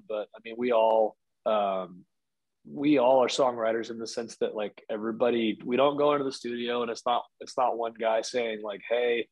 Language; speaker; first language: English; native; English